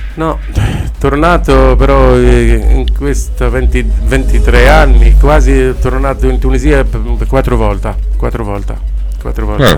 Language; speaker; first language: Italian; non-native, learner; Arabic